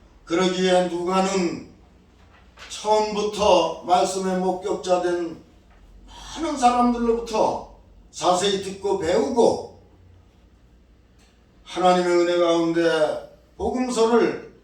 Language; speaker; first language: Korean; native; Korean